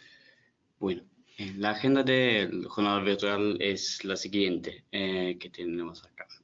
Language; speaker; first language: Spanish; non-native, fluent; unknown